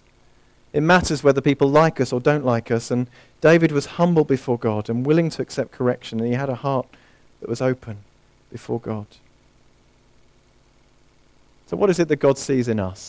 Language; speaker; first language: English; native; English